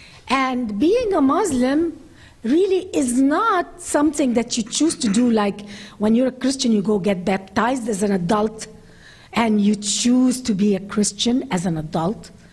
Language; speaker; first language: English; non-native, fluent; Arabic